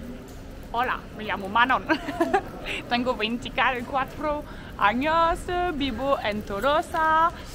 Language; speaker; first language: Spanish; non-native, learner; French